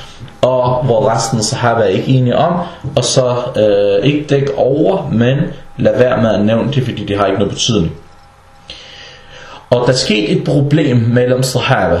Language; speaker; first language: Danish; early bilingual, other home language; Arabic